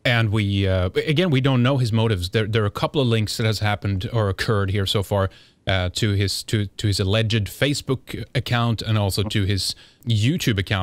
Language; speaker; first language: English; non-native, fluent; Swedish